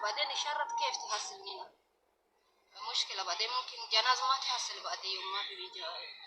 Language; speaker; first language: Arabic; non-native, learner; Oromo